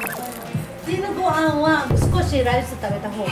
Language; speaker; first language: Japanese; non-native, fluent; Filipino